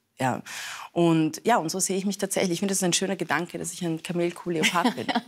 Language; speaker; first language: German; early bilingual, other home language; Persian